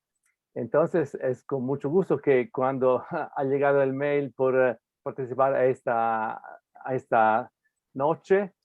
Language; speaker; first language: Spanish; non-native, fluent; Italian